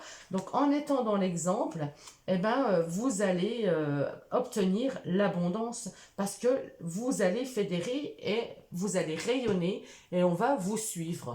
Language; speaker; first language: French; native; French